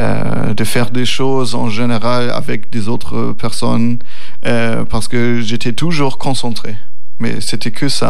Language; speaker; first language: French; non-native, learner; German